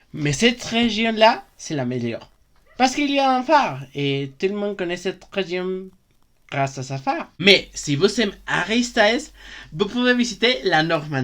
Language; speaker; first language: French; non-native, learner; Spanish